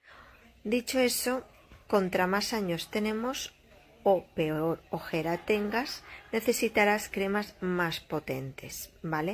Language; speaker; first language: Spanish; native; Spanish